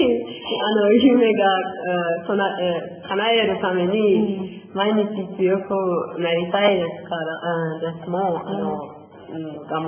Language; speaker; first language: Japanese; non-native, learner; Persian